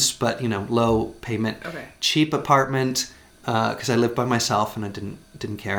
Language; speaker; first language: English; native; English